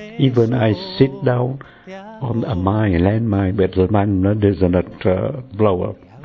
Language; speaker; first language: English; non-native, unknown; Vietnamese